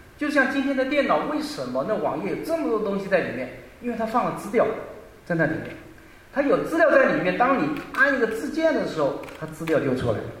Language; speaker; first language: Chinese; non-native, local second language; Hakka Chinese